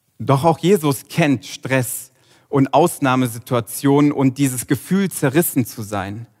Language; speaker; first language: German; native; German